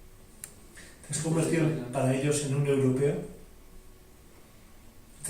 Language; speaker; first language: Spanish; native; Spanish